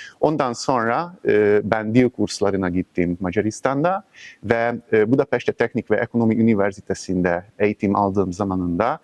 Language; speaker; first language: Turkish; non-native, fluent; Hungarian